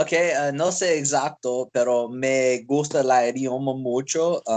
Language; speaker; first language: Spanish; non-native, learner; English